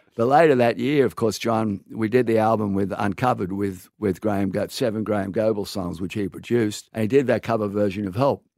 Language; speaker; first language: English; native; English